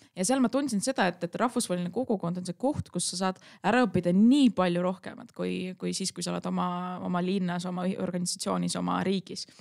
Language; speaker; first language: Estonian; non-native, local second language; Russian